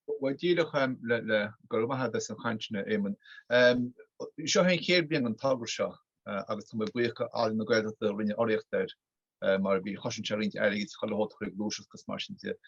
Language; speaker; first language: Irish; native; Irish